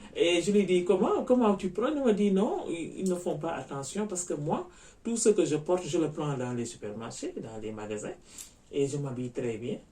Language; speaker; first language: French; non-native, local second language; Wolof